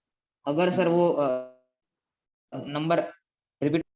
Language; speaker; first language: Hindi; native; Hindi